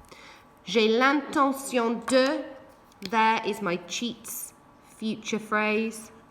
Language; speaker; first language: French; non-native, fluent; English